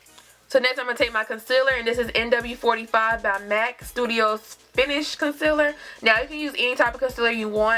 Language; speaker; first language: English; native; English